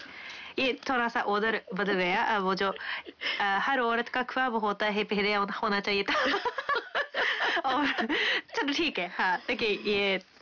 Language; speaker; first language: Hindi; non-native, fluent; Japanese